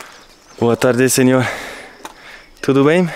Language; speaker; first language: Portuguese; non-native, learner; French